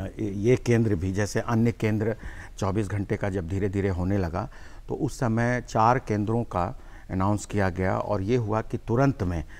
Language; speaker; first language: Hindi; native; Hindi